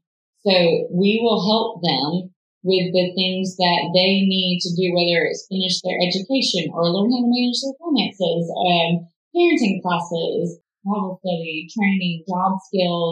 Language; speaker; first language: English; native; English